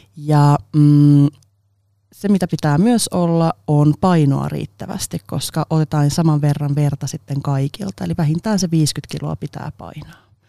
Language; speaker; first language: Finnish; non-native, local second language; Swedish